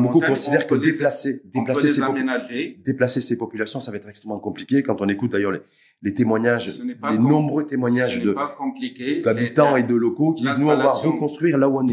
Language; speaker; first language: French; native; French